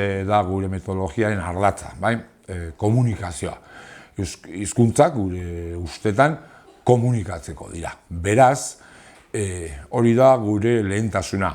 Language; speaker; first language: Basque; non-native, local second language; Spanish